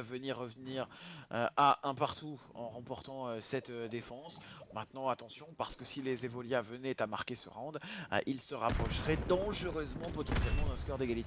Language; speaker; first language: French; native; French